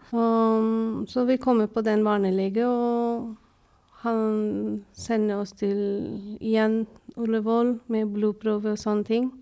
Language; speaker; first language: Norwegian; non-native, fluent; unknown